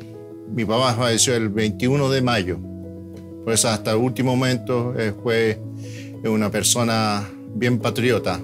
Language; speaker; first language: Spanish; early bilingual, heritage; Spanish